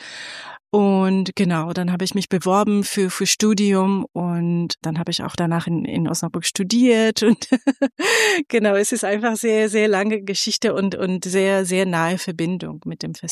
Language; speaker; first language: German; non-native, fluent; Persian